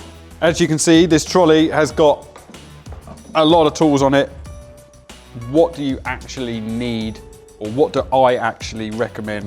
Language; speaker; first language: English; native; English